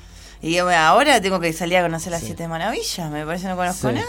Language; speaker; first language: Spanish; native; Spanish